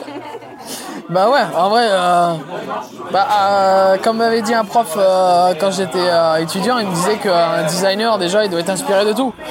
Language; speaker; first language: French; native; French